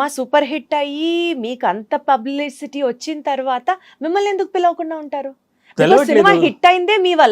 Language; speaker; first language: Telugu; native; Telugu